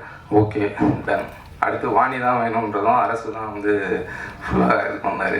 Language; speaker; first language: Tamil; native; Tamil